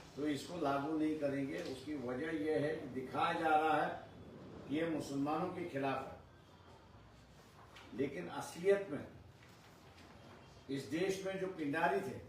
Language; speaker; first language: Hindi; non-native, local second language; Marathi